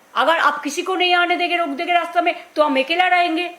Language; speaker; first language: Hindi; non-native, local second language; Bangla